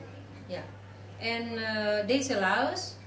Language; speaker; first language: Dutch; non-native, learner; Indonesian